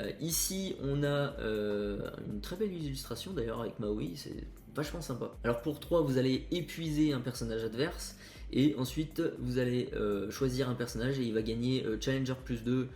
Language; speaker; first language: French; native; French